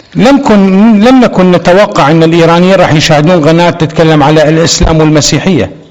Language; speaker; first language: Arabic; non-native, fluent; Persian